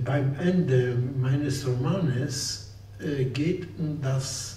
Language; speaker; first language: German; non-native, fluent; Polish